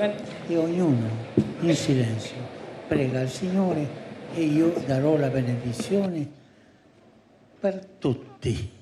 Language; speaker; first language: Italian; non-native, fluent; Spanish